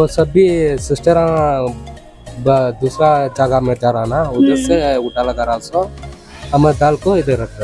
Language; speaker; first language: Hindi; non-native, local second language; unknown